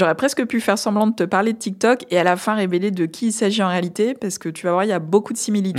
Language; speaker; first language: French; native; French